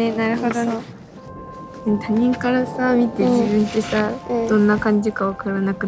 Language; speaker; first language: Japanese; native; Japanese